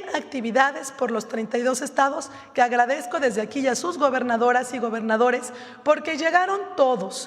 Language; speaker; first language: Spanish; native; Spanish